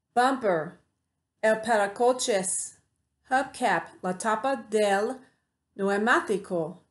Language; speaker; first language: Spanish; non-native, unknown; English